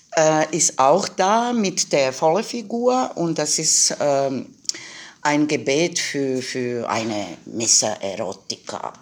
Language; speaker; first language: German; non-native, fluent; Croatian